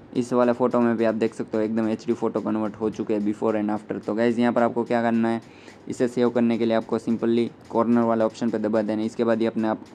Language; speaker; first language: Hindi; non-native, local second language; Gujarati